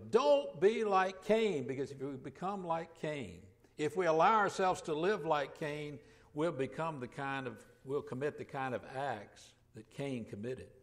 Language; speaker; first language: English; native; English